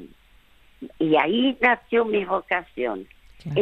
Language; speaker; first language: Spanish; non-native, fluent; French